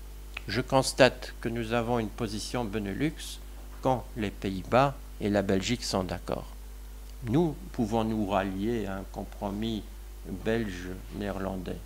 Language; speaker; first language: French; non-native, local second language; Luxembourgish